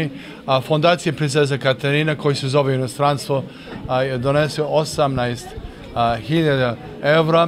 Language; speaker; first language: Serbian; early bilingual, heritage; English